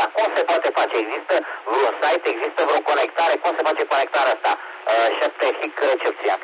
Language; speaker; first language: Romanian; native; Romanian